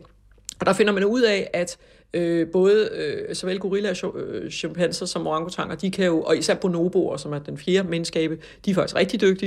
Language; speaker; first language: Danish; native; Danish